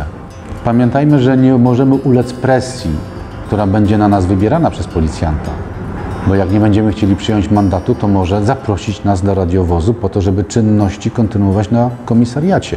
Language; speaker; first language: Polish; native; Polish